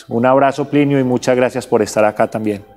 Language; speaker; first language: Spanish; native; Spanish